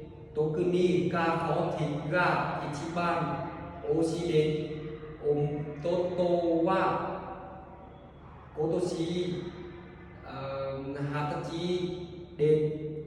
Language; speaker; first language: Japanese; non-native, learner; Vietnamese